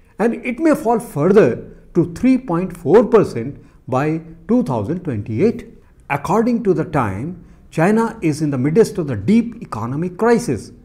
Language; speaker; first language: English; non-native, local second language; Hindi